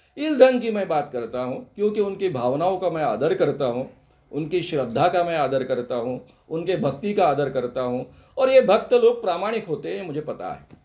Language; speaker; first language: Hindi; non-native, local second language; Marathi